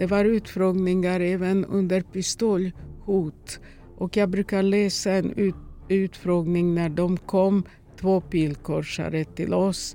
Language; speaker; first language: Swedish; non-native, fluent; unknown